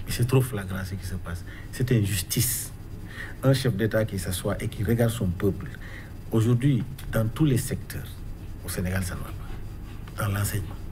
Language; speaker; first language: French; non-native, local second language; Wolof